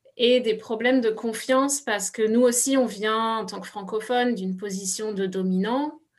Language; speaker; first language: French; native; French